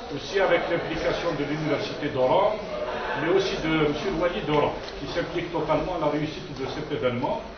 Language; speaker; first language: French; non-native, local second language; Kabyle